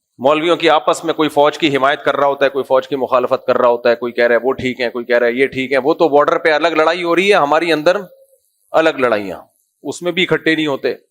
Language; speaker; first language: Urdu; native; Urdu